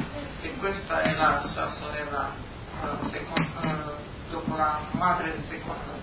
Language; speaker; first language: Italian; early bilingual, heritage; Italian